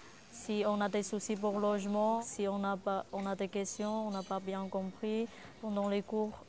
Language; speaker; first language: French; non-native, learner; Chinese